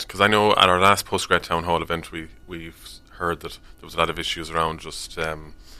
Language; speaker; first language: English; native; English